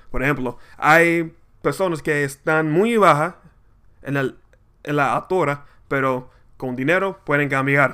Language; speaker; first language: Spanish; non-native, learner; English